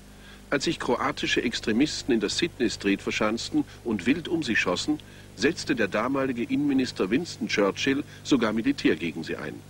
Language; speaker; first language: German; native; German